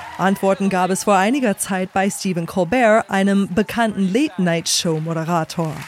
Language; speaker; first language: German; native; German